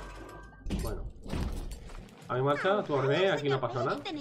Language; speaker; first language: Spanish; native; Spanish